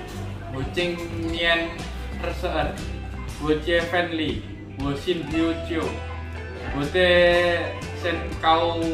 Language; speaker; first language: Chinese; non-native, learner; Javanese